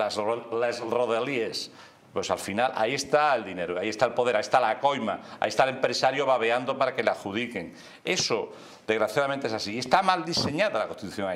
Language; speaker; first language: Spanish; native; Spanish